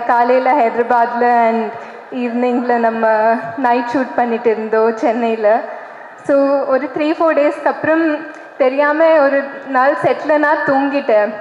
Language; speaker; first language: Tamil; non-native, learner; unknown